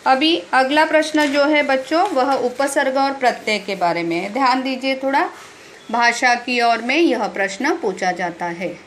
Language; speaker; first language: Hindi; non-native, local second language; Marathi